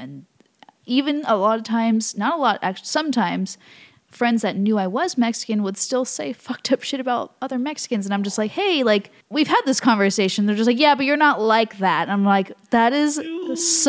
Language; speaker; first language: English; early bilingual, other home language; Spanish